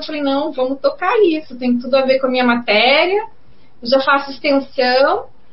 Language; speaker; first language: Portuguese; native; Portuguese